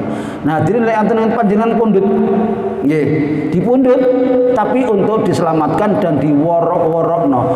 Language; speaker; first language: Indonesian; non-native, local second language; Javanese